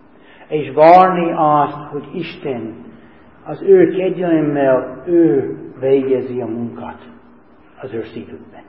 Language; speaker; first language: Hungarian; non-native, fluent; English